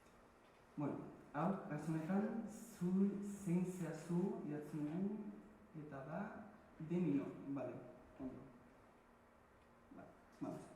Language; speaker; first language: Basque; early bilingual, other home language; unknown